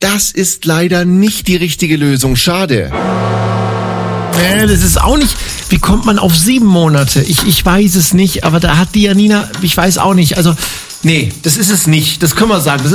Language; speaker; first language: German; native; German